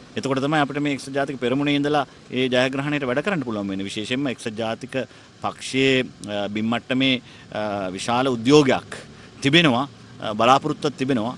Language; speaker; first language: Sinhala; non-native, local second language; Tamil